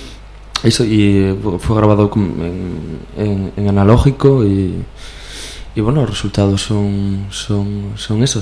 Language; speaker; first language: Spanish; native; Spanish